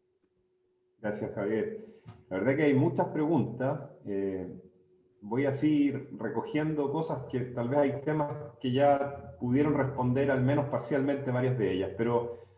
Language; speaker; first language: Spanish; native; Spanish